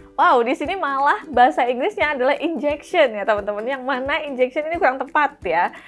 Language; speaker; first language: Indonesian; native; Indonesian